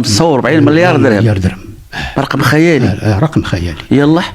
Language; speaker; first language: Arabic; native; Arabic